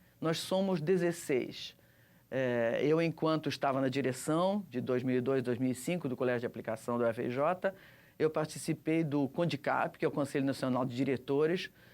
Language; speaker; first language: Portuguese; early bilingual, other home language; Russian